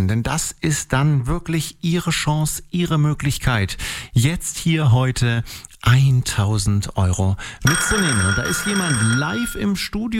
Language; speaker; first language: German; native; German